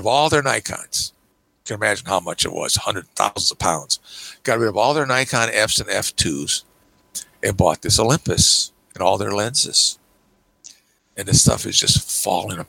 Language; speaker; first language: English; native; English